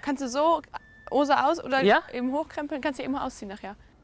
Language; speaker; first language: German; native; German